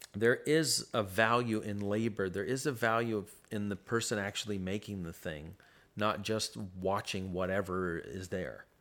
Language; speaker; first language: English; native; English